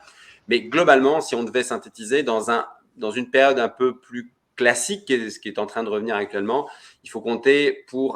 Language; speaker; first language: French; native; French